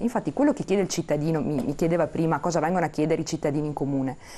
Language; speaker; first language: Italian; native; Italian